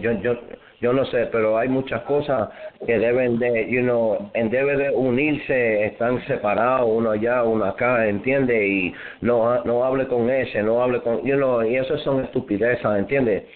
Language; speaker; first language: Spanish; early bilingual, heritage; Spanish